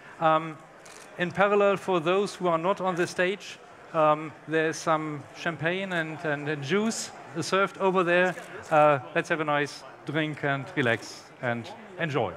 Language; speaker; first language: English; non-native, fluent; German